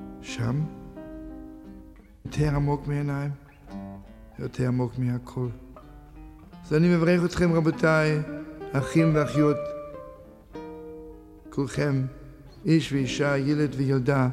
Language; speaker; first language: Hebrew; non-native, fluent; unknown